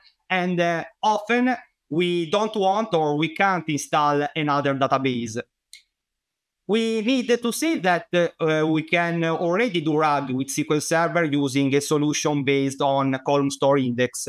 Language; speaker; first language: English; non-native, fluent; Italian